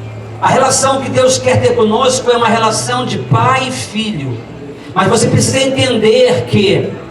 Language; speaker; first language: Portuguese; native; Portuguese